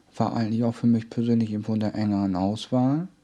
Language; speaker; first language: German; native; German